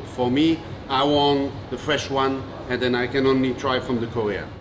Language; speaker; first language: English; non-native, local second language; Cantonese